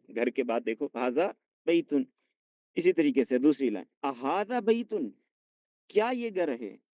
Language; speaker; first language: Urdu; non-native, local second language; Punjabi